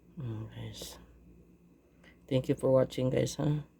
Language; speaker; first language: English; non-native, local second language; Filipino